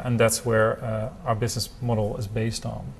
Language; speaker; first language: English; non-native, fluent; Dutch